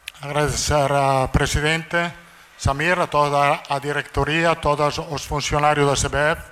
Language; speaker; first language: Portuguese; non-native, learner; Italian